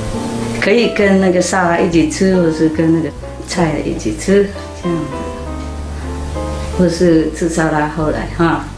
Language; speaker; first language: Chinese; non-native, fluent; Vietnamese